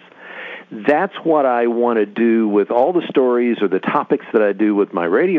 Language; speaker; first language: English; native; English